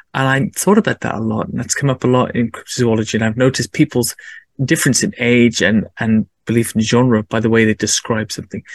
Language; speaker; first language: English; native; English